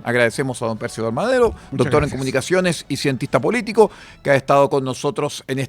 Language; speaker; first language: Spanish; native; Spanish